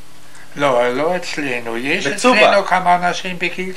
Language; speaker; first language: Hebrew; non-native, fluent; German